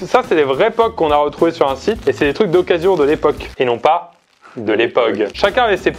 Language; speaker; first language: French; native; French